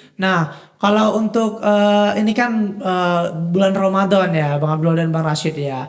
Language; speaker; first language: Indonesian; native; Indonesian